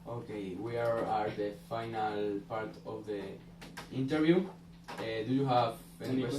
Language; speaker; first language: English; non-native, learner; Spanish